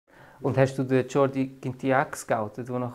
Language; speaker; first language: German; native; German